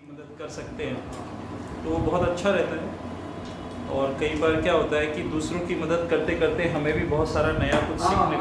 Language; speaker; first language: Hindi; native; Hindi